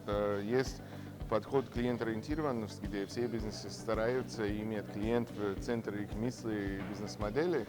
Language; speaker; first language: Russian; non-native, fluent; English